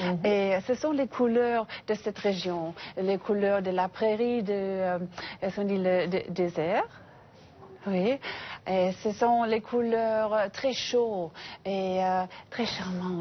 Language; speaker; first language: French; non-native, fluent; English